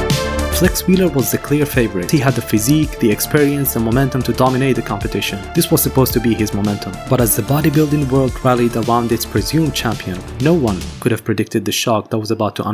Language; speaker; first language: English; native; English